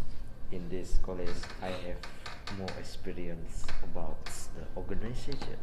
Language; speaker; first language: English; non-native, learner; Malay